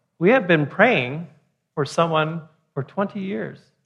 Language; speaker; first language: English; native; English